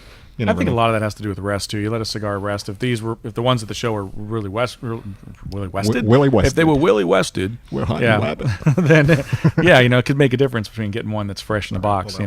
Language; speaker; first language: English; native; English